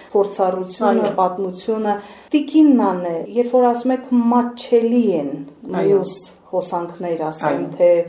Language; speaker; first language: Armenian; native; Armenian